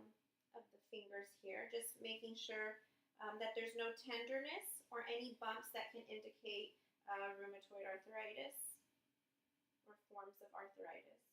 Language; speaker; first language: English; native; English